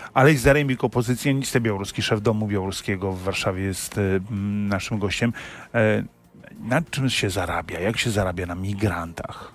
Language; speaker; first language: Polish; native; Polish